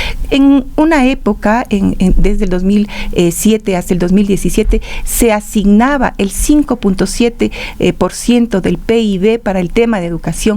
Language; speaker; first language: Spanish; native; Spanish